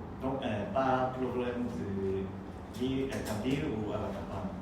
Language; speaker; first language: French; non-native, learner; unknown